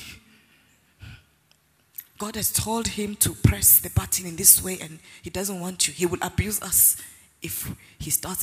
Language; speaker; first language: English; non-native, local second language; Zulu